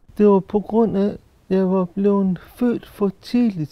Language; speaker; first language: Danish; native; Danish